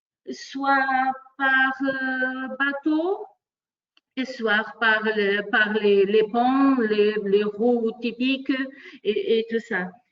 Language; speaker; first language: French; non-native, fluent; Portuguese